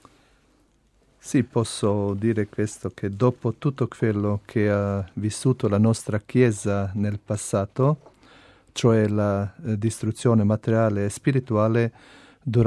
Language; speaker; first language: Italian; non-native, fluent; Albanian